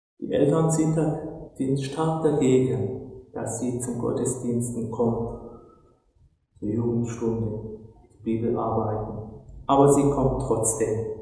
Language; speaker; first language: German; non-native, fluent; Turkish